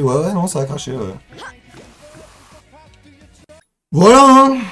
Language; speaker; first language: French; native; French